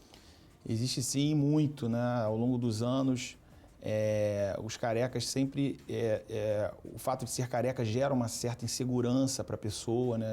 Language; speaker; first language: Portuguese; native; Portuguese